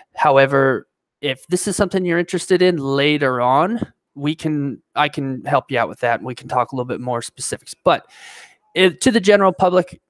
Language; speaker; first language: English; native; English